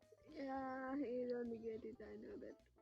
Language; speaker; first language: English; non-native, learner; Bangla